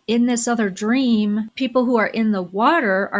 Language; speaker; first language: English; native; English